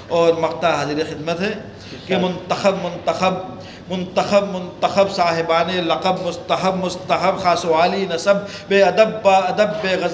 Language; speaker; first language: Urdu; native; Urdu